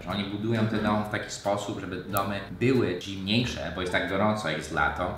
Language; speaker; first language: Polish; early bilingual, heritage; Polish